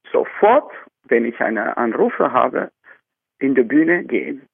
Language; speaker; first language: German; non-native, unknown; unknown